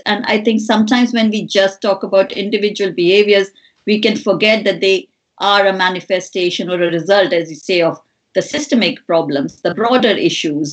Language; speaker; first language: English; non-native, local second language; Hindi